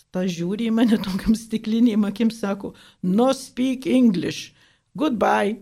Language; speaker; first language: Lithuanian; early bilingual, heritage; Lithuanian